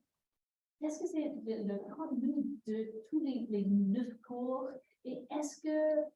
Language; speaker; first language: French; non-native, learner; English